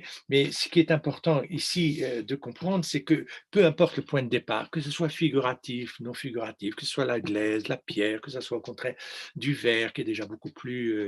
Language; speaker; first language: French; native; French